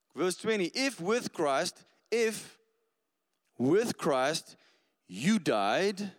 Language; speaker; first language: English; non-native, local second language; Afrikaans